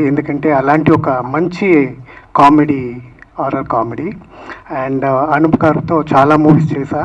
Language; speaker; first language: Telugu; non-native, learner; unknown